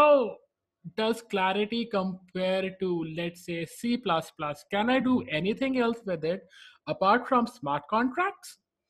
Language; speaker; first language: English; non-native, local second language; Hindi